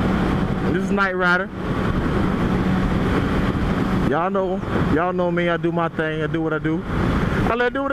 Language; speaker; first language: English; native; English